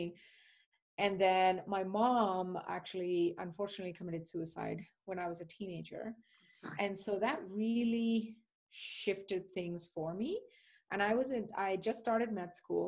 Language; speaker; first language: English; non-native, local second language; Tamil